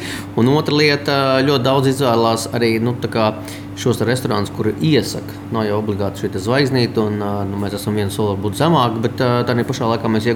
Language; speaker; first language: Latvian; native; Latvian